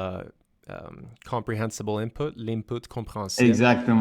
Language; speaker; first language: French; non-native, fluent; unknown